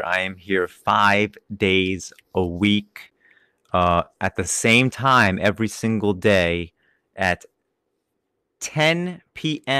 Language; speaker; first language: English; non-native, fluent; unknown